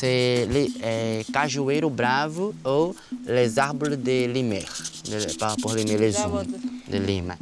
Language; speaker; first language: French; non-native, learner; Portuguese